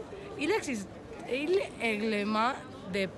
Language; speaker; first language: French; non-native, learner; Spanish